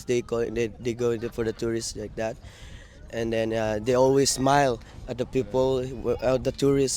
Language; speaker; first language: English; non-native, local second language; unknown